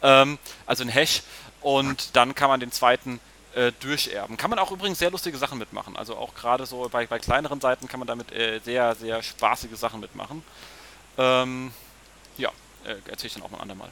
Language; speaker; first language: German; native; German